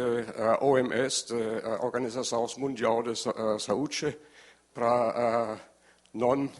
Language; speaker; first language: Portuguese; non-native, learner; German